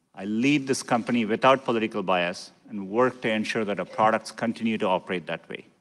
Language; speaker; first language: English; non-native, local second language; Tamil